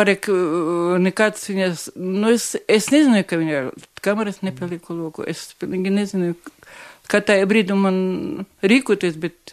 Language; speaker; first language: Latvian; non-native, local second language; Russian